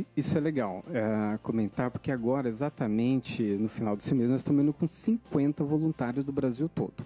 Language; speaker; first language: Portuguese; native; Portuguese